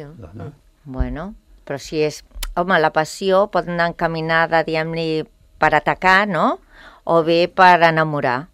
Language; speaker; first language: Catalan; native; Catalan